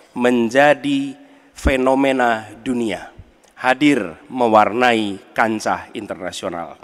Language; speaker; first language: Indonesian; native; Indonesian